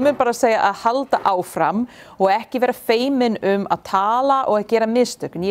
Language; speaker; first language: Icelandic; non-native, fluent; English